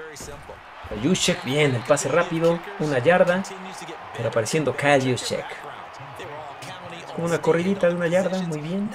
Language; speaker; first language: Spanish; native; Spanish